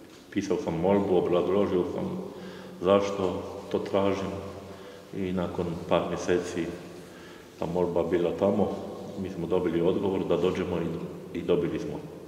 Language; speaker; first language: Serbian; non-native, fluent; Polish